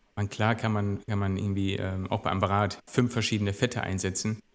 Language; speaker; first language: German; native; German